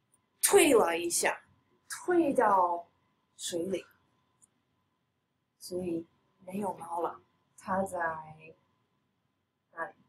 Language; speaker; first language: Chinese; non-native, fluent; English